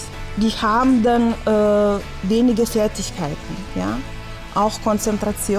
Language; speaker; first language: German; non-native, fluent; Lithuanian